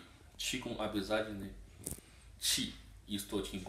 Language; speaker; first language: Russian; non-native, learner; Chinese